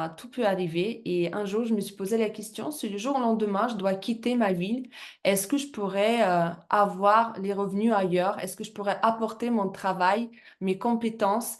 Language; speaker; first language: French; non-native, fluent; Russian